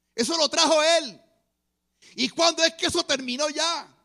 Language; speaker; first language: Spanish; native; Spanish